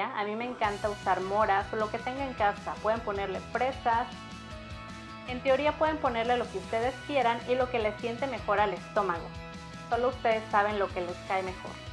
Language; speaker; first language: Spanish; native; Spanish